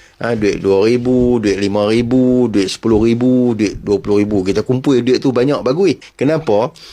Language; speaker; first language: Malay; native; Malay